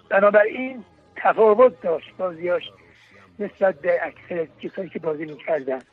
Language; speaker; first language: Persian; native; Persian